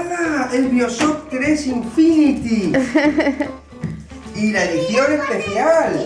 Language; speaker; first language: Spanish; native; Spanish